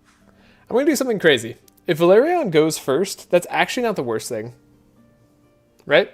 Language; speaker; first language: English; native; English